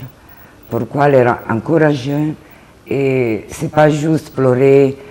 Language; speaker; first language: French; non-native, learner; Italian